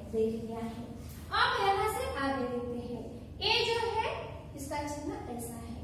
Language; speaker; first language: Hindi; non-native, local second language; Marathi